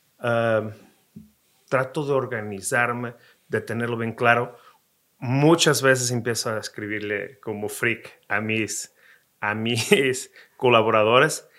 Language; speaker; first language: Spanish; non-native, fluent; Portuguese